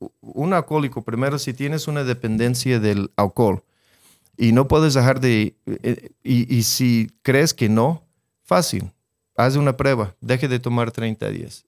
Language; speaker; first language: Spanish; non-native, fluent; English